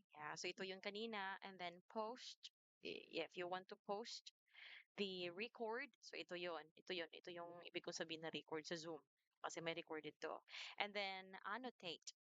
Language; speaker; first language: Filipino; non-native, local second language; Cebuano